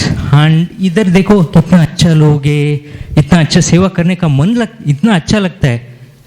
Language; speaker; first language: Hindi; non-native, local second language; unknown